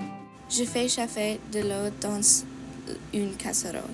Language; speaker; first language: French; non-native, learner; English